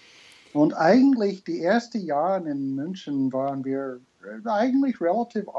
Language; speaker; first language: German; non-native, fluent; English